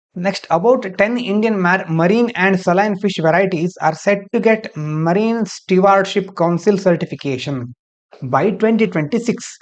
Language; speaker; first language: English; non-native, local second language; Kannada